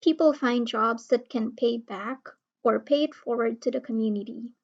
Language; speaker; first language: English; non-native, local second language; Filipino